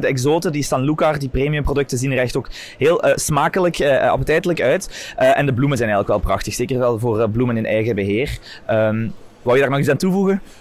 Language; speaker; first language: Dutch; native; Dutch